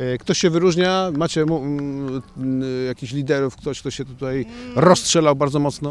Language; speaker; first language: Polish; native; Polish